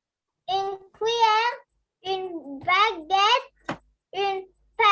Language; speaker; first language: French; non-native, learner; Arabic